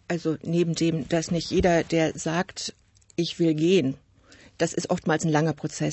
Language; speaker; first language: German; native; German